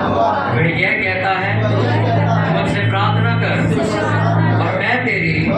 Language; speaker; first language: Hindi; native; Hindi